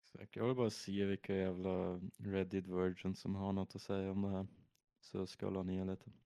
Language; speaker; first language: Swedish; early bilingual, other home language; German